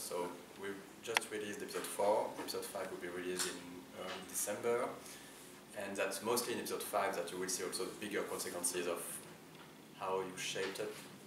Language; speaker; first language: English; non-native, fluent; French